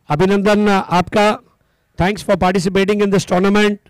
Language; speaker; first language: Hindi; non-native, local second language; Marathi